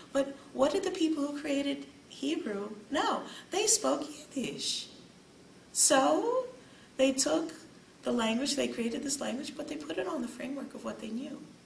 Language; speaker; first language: English; native; English